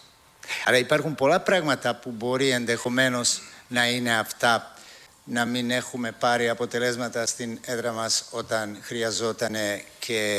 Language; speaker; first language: Greek; non-native, fluent; Serbian